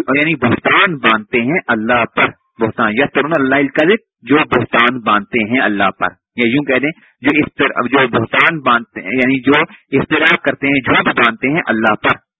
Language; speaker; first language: Urdu; native; Urdu